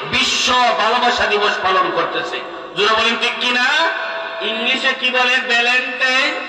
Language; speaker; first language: Bangla; non-native, local second language; Sylheti